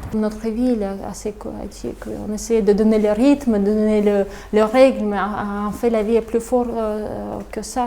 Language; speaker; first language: French; non-native, fluent; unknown